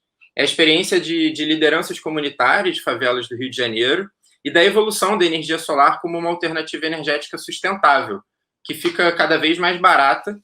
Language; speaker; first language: Portuguese; native; Portuguese